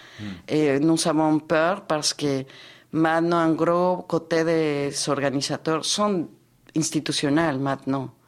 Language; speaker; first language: French; non-native, fluent; Spanish